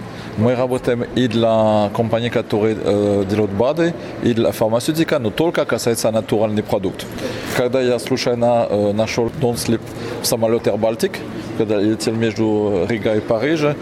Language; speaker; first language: Russian; non-native, fluent; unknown